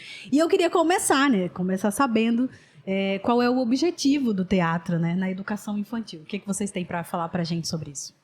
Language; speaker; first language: Portuguese; native; Portuguese